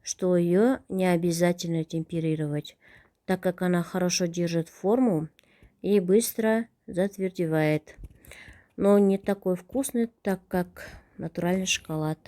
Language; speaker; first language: Russian; non-native, local second language; Kazakh